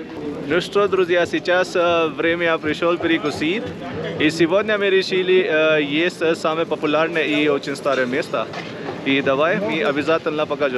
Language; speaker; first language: Russian; non-native, learner; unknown